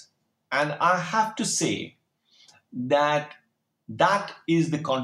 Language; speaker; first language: English; non-native, local second language; Hindi